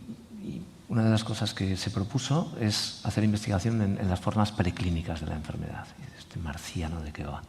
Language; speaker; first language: Spanish; native; Spanish